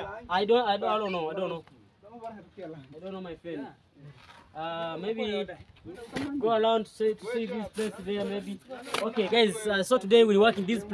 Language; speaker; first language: English; non-native, learner; Swahili